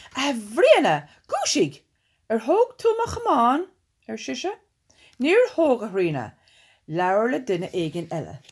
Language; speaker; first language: Irish; non-native, local second language; English